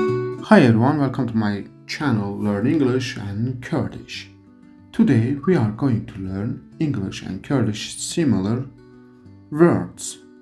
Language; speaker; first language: English; non-native, learner; Kurdish